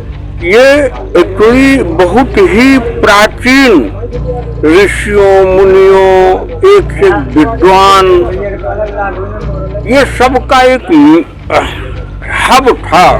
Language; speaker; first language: Hindi; native; Hindi